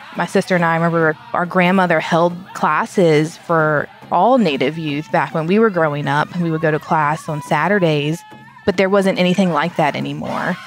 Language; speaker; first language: English; native; English